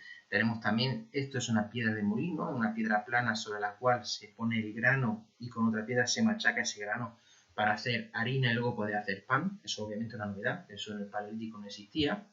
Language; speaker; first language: Spanish; native; Spanish